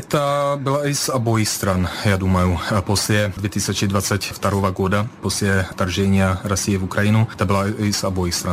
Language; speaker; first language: Russian; non-native, fluent; Czech